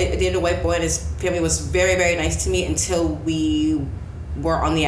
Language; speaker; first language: English; native; English